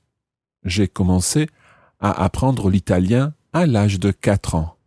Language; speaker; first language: French; non-native, fluent; English